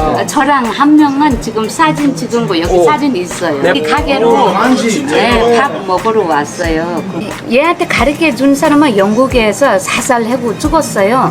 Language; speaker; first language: Korean; non-native, fluent; Nepali